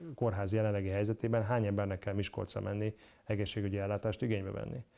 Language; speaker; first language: Hungarian; native; Hungarian